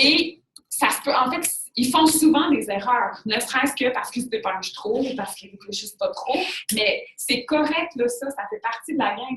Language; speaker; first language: French; native; French